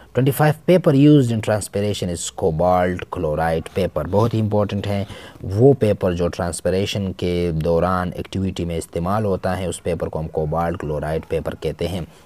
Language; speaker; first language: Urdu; non-native, local second language; Pashto